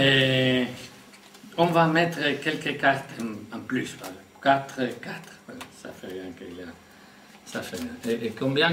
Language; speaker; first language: French; non-native, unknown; Spanish